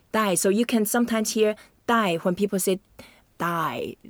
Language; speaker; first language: English; non-native, fluent; Chinese